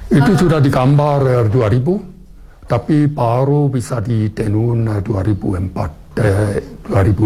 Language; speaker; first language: Indonesian; non-native, fluent; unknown